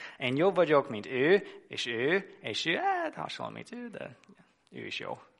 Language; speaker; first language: Hungarian; non-native, fluent; English